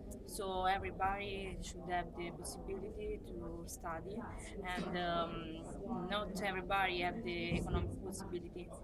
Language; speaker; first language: English; non-native, learner; Italian